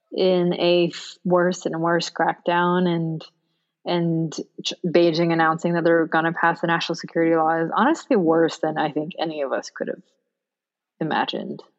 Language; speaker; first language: English; non-native, local second language; Cantonese